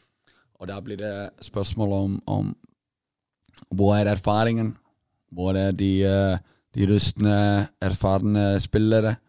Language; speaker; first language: Norwegian; non-native, fluent; Icelandic